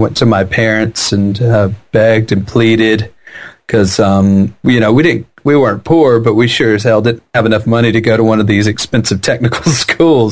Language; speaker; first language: English; native; English